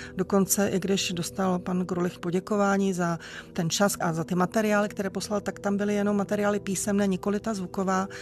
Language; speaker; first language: Czech; native; Czech